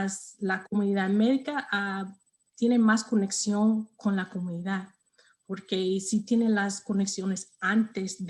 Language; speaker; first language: Spanish; non-native, learner; English